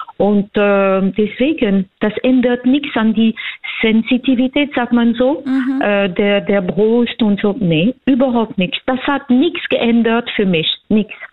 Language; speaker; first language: German; non-native, fluent; French